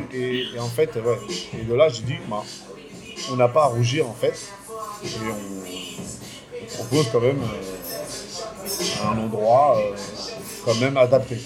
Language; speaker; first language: French; native; French